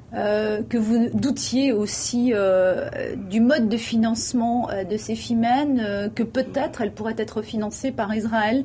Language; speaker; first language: French; native; French